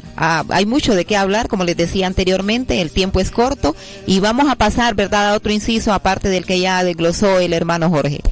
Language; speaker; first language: Spanish; native; Spanish